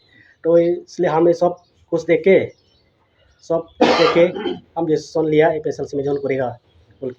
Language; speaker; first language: Hindi; non-native, local second language; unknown